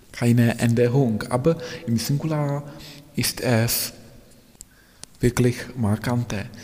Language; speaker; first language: German; non-native, fluent; Czech